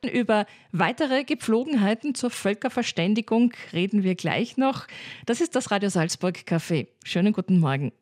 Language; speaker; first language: German; native; German